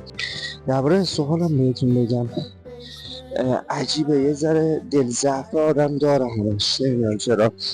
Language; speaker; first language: Persian; native; Persian